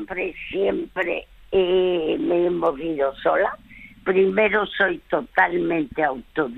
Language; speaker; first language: Spanish; early bilingual, other home language; French